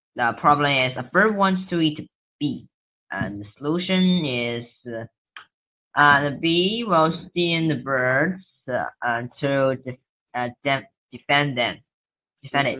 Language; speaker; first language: English; non-native, learner; Chinese